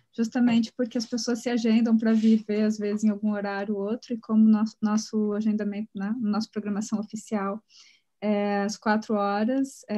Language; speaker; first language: Portuguese; native; Portuguese